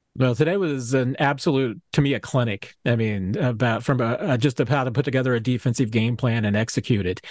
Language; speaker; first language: English; native; English